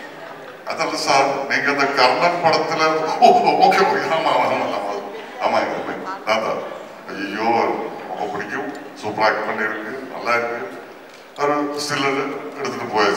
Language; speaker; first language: Tamil; non-native, fluent; Malayalam